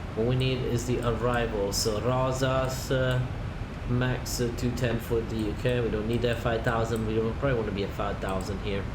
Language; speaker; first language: English; non-native, fluent; Italian